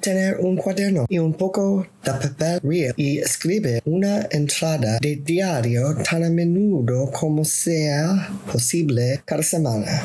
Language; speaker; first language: Spanish; non-native, learner; English